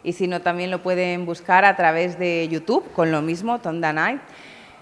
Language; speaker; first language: Spanish; native; Spanish